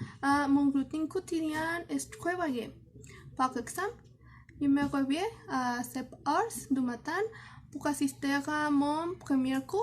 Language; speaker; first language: French; non-native, learner; Spanish